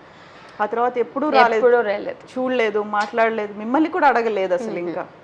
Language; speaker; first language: Telugu; native; Telugu